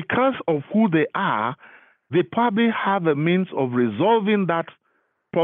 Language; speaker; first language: English; non-native, local second language; Yoruba